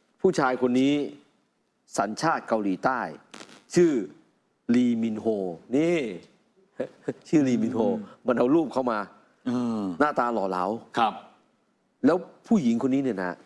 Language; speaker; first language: Thai; native; Thai